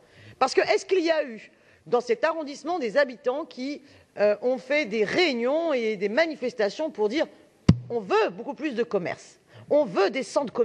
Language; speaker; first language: French; native; French